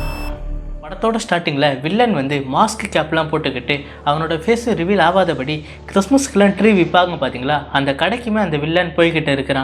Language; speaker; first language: Tamil; native; Tamil